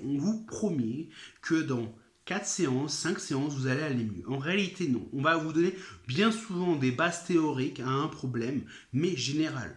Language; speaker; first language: French; native; French